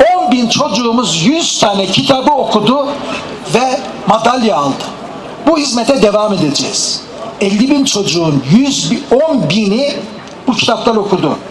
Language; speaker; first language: Turkish; native; Turkish